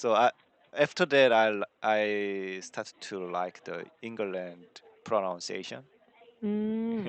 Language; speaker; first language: English; non-native, learner; Korean